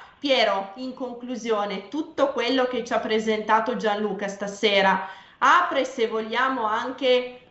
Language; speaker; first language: Italian; native; Italian